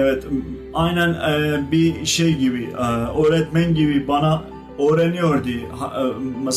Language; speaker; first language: Turkish; non-native, fluent; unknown